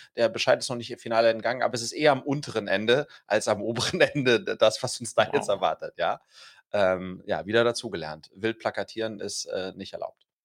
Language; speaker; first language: German; native; German